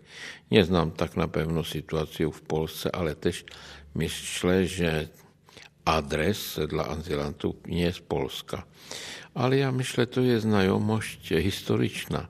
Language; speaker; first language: Polish; non-native, learner; Czech